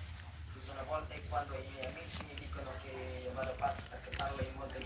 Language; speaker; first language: Italian; non-native, learner; Filipino